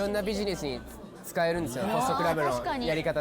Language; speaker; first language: Japanese; native; Japanese